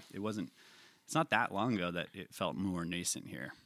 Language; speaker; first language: English; native; English